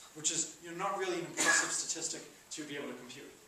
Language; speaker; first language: English; native; English